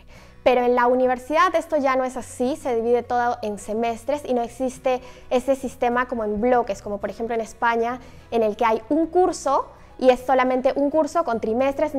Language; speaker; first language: Spanish; native; Spanish